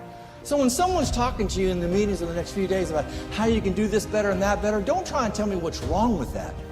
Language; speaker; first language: English; native; English